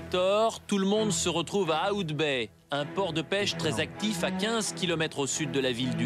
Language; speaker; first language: French; native; French